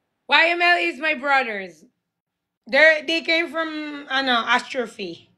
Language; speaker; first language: English; non-native, learner; Filipino